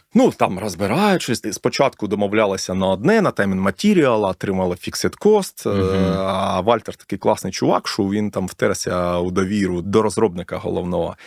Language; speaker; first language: Ukrainian; non-native, local second language; Russian